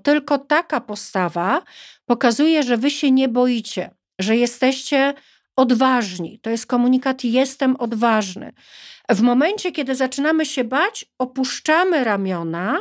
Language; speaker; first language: Polish; native; Polish